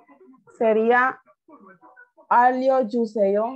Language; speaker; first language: Spanish; native; Spanish